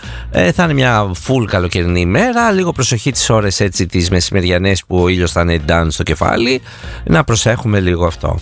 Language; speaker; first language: Greek; native; Greek